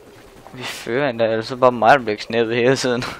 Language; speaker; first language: Danish; native; Danish